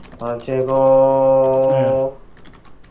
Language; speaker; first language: Korean; non-native, learner; Vietnamese